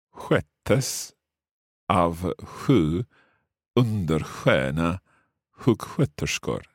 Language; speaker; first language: Swedish; non-native, learner; English